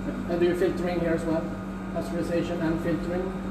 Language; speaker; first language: English; non-native, fluent; Swedish